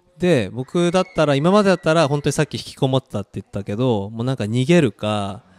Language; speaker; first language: Japanese; early bilingual, other home language; Korean